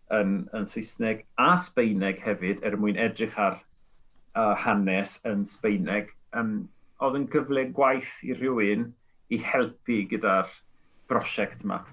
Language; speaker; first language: Welsh; non-native, fluent; Spanish